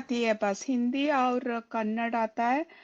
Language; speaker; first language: Hindi; non-native, local second language; Kannada